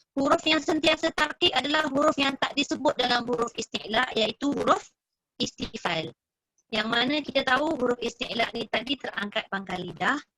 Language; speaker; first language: Malay; native; Malay